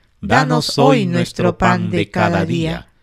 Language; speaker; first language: Spanish; native; Spanish